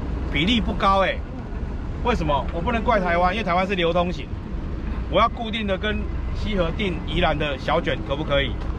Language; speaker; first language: Chinese; native; Chinese